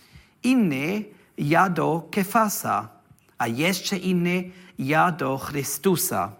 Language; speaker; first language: Polish; non-native, learner; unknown